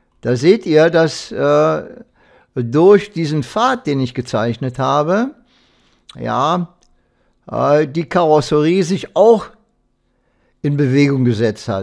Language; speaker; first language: German; native; German